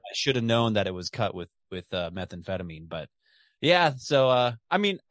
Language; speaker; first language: English; native; English